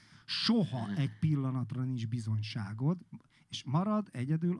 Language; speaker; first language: Hungarian; native; Hungarian